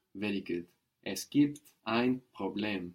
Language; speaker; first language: German; non-native, fluent; English